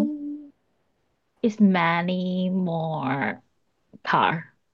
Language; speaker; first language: English; non-native, learner; Chinese